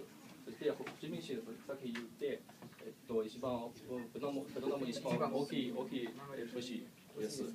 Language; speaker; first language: Japanese; non-native, learner; Vietnamese